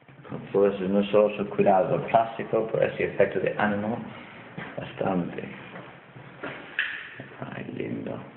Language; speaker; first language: Spanish; non-native, learner; English